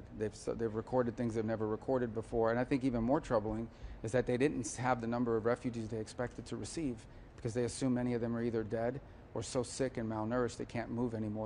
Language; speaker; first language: English; native; English